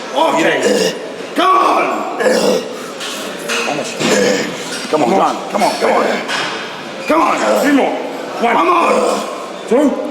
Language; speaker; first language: English; non-native, learner; Italian